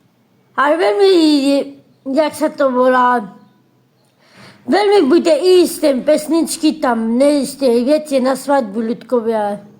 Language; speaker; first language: Slovak; non-native, local second language; Romany